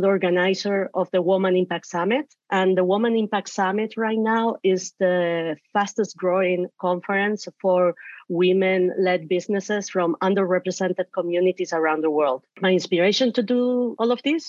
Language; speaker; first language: English; non-native, fluent; Spanish